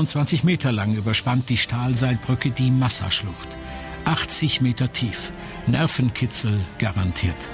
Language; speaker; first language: German; native; German